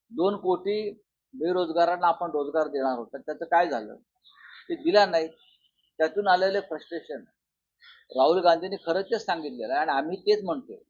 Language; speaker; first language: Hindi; non-native, local second language; Marathi